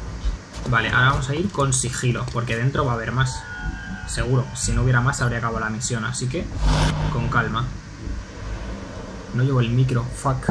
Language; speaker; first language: Spanish; native; Spanish